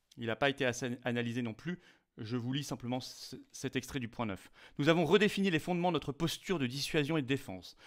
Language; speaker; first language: French; native; French